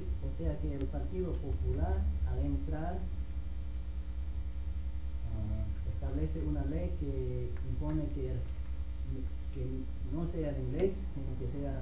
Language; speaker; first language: Spanish; non-native, fluent; English